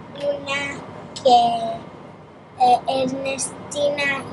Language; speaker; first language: Spanish; early bilingual, heritage; Spanish